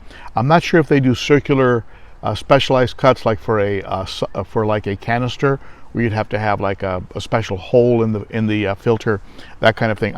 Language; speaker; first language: English; native; English